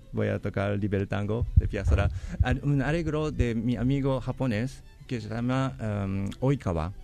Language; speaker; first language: Spanish; non-native, learner; Japanese